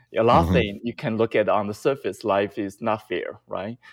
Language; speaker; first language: English; non-native, fluent; Chinese